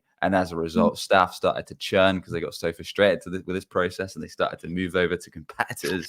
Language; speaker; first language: English; native; English